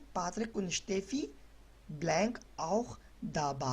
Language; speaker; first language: German; non-native, learner; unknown